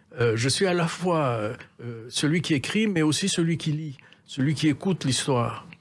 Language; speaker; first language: French; native; French